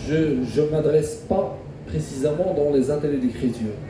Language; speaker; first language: French; non-native, local second language; Arabic